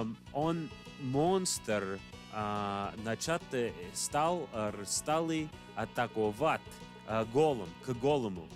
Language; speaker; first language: Russian; non-native, learner; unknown